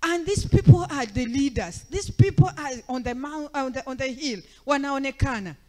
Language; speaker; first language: English; non-native, local second language; Swahili